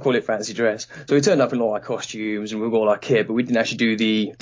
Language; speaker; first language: English; native; English